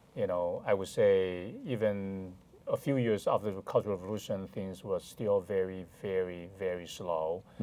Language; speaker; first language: English; non-native, fluent; Chinese